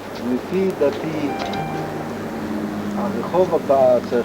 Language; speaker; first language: Hebrew; non-native, fluent; German